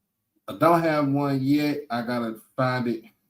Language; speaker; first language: English; native; English